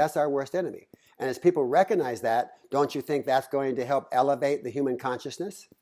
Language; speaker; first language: English; native; English